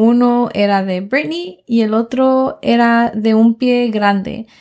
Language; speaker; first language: Spanish; early bilingual, heritage; Spanish